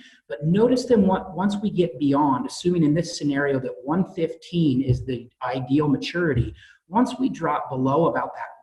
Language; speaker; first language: English; native; English